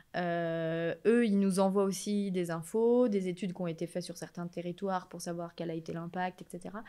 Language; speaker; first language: French; native; French